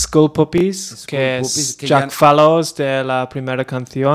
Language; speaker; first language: Spanish; non-native, learner; English